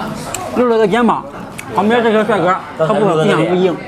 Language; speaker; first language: Chinese; native; Chinese